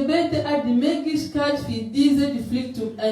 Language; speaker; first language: German; non-native, learner; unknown